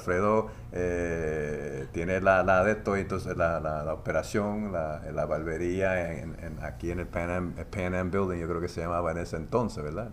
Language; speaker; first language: Spanish; native; Spanish